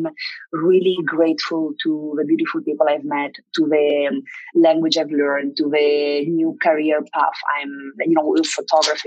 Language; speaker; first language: English; non-native, fluent; Italian